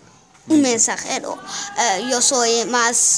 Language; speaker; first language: Spanish; non-native, learner; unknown